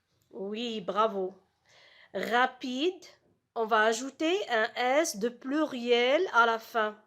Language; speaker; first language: French; non-native, local second language; Arabic